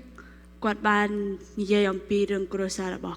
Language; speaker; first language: Khmer; non-native, local second language; Korean